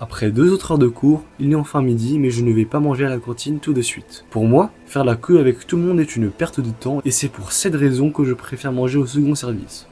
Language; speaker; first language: French; early bilingual, other home language; Chinese